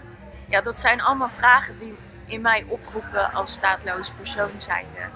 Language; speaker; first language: Dutch; early bilingual, other home language; Vietnamese